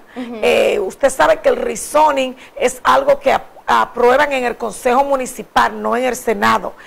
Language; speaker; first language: Spanish; native; Spanish